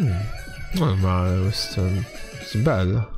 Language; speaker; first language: Italian; non-native, learner; Japanese